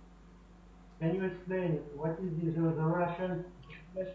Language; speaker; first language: English; non-native, fluent; French